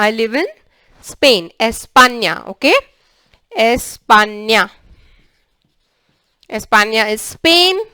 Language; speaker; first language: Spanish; non-native, learner; English